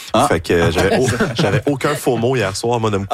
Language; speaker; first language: French; native; French